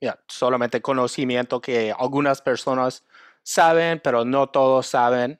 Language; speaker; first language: Spanish; non-native, fluent; English